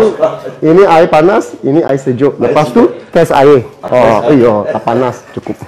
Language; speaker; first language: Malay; non-native, local second language; Chinese